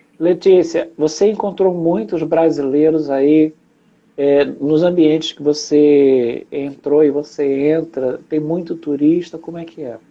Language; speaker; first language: Portuguese; native; Portuguese